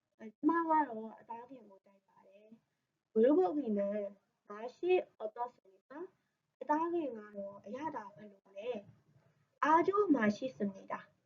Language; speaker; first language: Korean; non-native, learner; Burmese